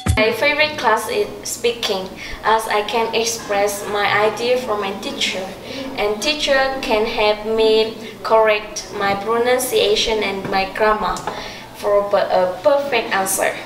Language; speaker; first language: English; non-native, learner; Vietnamese